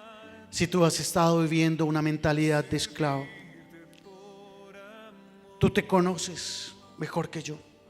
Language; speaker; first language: Spanish; native; Spanish